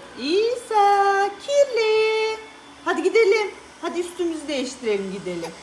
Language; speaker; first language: Turkish; native; Turkish